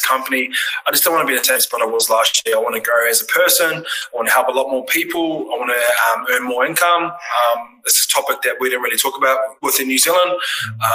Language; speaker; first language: English; native; English